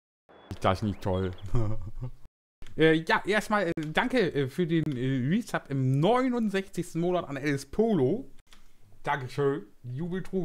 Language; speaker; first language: German; native; German